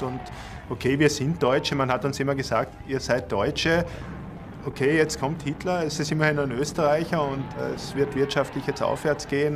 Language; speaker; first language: German; native; German